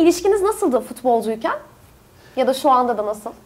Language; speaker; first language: Turkish; native; Turkish